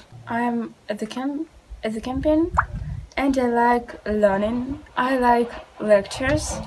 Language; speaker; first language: English; non-native, learner; Russian